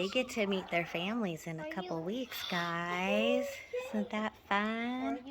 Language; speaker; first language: English; native; English